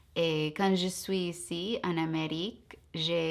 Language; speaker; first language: French; non-native, fluent; English